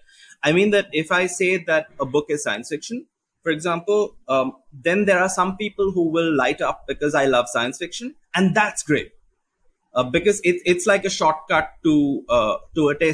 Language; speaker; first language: English; non-native, local second language; Bangla